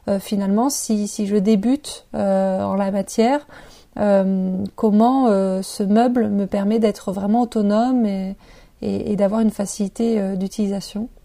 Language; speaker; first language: French; native; French